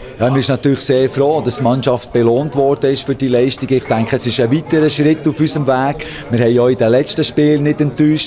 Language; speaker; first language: German; native; German